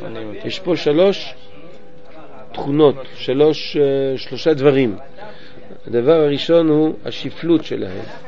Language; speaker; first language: Hebrew; non-native, fluent; French